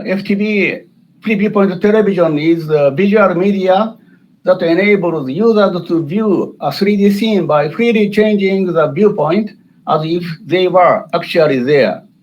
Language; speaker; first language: English; non-native, fluent; Italian